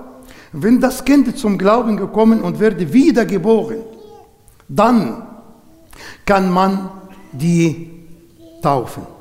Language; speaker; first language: German; non-native, learner; Arabic